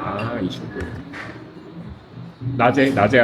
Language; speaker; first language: Korean; native; Korean